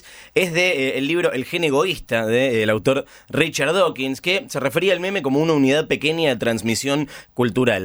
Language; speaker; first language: Spanish; native; Spanish